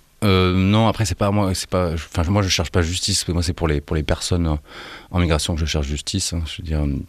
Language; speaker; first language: French; native; French